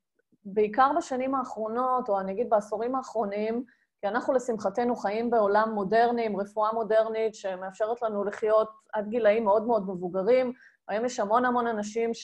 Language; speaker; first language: Hebrew; native; Hebrew